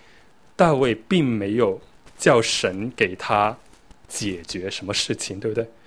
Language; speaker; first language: Chinese; native; Chinese